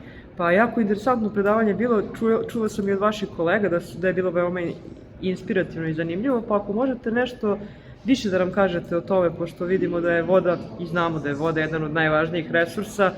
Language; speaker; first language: Bosnian; native; Bosnian